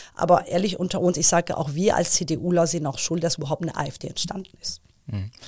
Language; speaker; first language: German; early bilingual, other home language; Persian